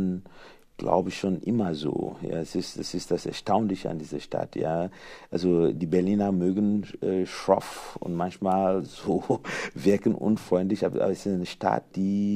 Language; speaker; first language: German; non-native, fluent; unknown